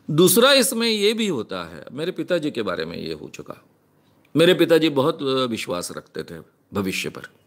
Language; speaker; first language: Hindi; non-native, local second language; Marathi